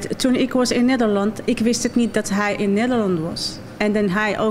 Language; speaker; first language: Dutch; non-native, learner; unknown